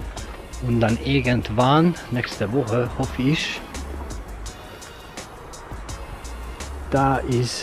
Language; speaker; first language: German; non-native, fluent; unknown